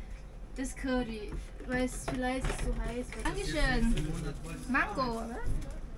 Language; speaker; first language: German; non-native, learner; Thai